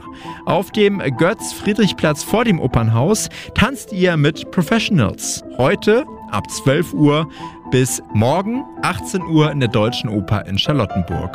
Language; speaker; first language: German; native; German